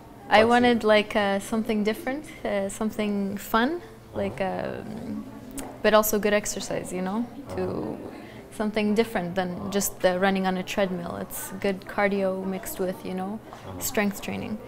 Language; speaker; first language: English; early bilingual, other home language; Central Kurdish